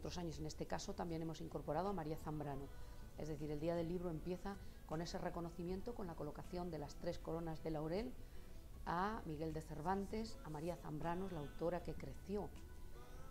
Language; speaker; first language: Spanish; native; Spanish